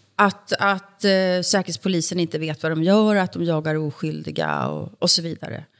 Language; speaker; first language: Swedish; native; Swedish